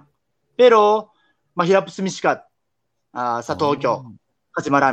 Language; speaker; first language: Filipino; non-native, learner; Japanese